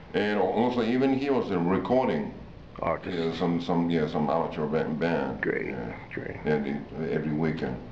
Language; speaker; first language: English; non-native, fluent; Japanese